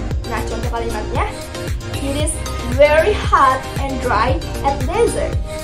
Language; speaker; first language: English; non-native, learner; Indonesian